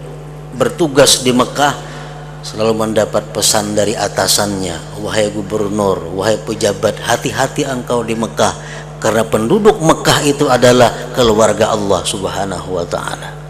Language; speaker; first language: Indonesian; non-native, local second language; Banjar